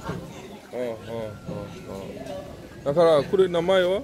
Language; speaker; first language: Japanese; non-native, learner; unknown